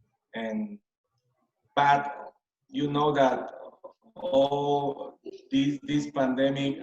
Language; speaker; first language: English; non-native, learner; Spanish